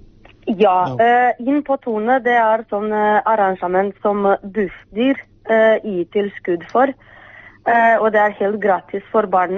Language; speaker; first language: Norwegian; non-native, fluent; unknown